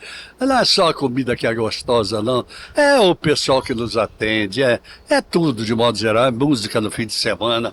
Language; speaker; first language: Portuguese; native; Portuguese